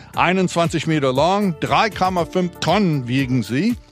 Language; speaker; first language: German; non-native, fluent; English